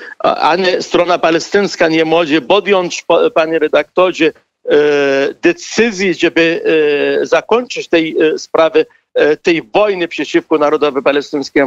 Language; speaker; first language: Polish; non-native, fluent; Arabic